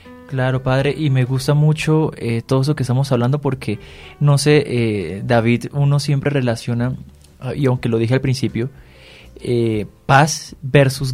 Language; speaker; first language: Spanish; native; Spanish